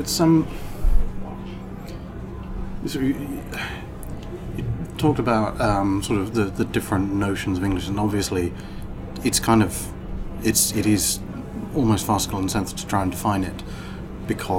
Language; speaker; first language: English; native; English